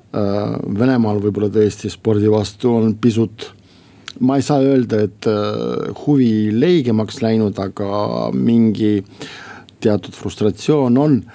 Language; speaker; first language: Estonian; non-native, local second language; Russian